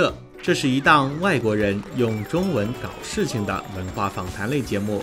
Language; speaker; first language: Chinese; native; Chinese